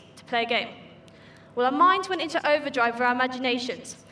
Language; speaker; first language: English; native; English